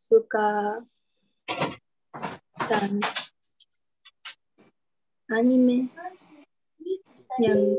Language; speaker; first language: Indonesian; non-native, learner; Japanese